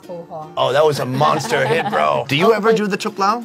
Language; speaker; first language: English; native; English